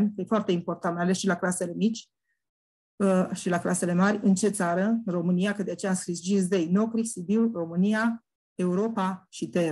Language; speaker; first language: Romanian; native; Romanian